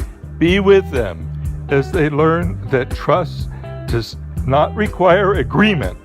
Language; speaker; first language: English; native; English